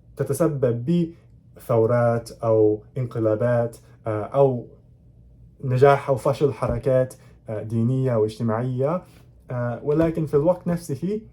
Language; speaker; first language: Arabic; non-native, fluent; English